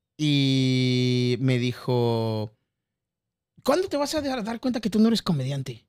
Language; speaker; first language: Spanish; native; Spanish